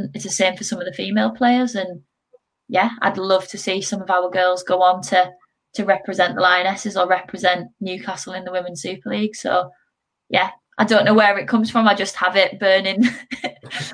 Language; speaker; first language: English; native; English